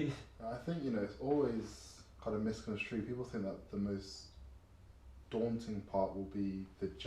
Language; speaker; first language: English; native; English